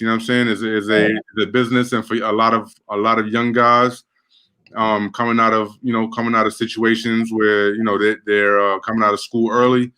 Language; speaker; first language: English; native; English